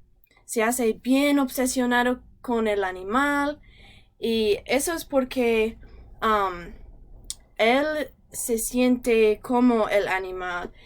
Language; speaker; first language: Spanish; non-native, learner; English